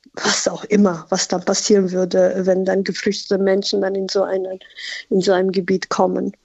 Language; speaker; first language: German; non-native, fluent; Albanian